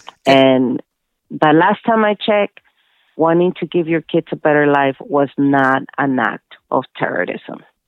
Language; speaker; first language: English; early bilingual, other home language; Spanish